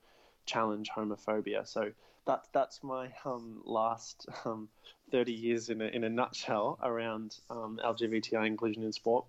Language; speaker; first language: English; native; English